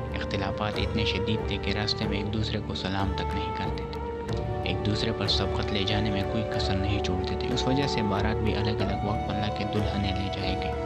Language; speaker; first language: Urdu; non-native, local second language; Pashto